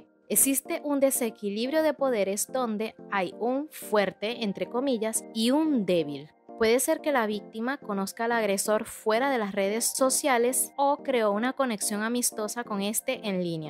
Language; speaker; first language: Spanish; native; Spanish